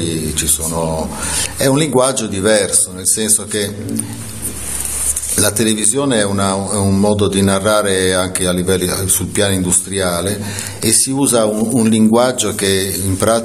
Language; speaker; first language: Italian; native; Italian